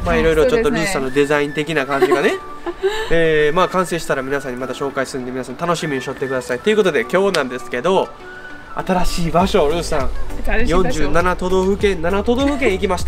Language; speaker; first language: Japanese; native; Japanese